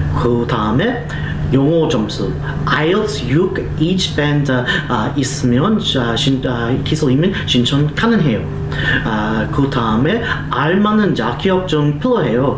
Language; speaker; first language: Korean; non-native, learner; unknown